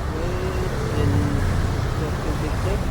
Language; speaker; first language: English; non-native, learner; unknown